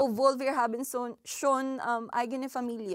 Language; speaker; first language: German; non-native, learner; Filipino